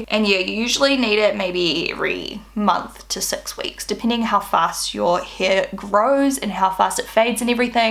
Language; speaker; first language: English; native; English